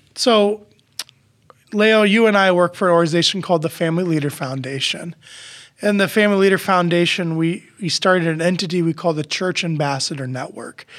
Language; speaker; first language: English; native; English